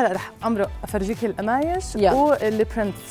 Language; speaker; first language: Arabic; native; Arabic